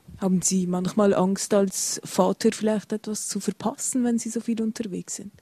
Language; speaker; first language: German; native; German